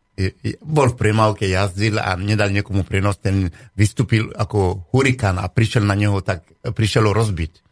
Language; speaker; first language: Slovak; non-native, fluent; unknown